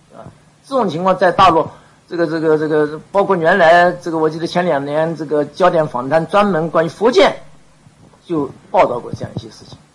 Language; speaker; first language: Chinese; native; Chinese